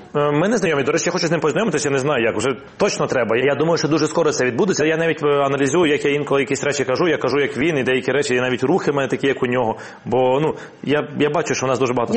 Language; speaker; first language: Ukrainian; non-native, local second language; Russian